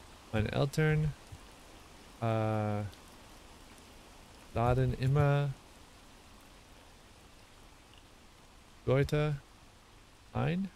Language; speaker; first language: German; non-native, learner; English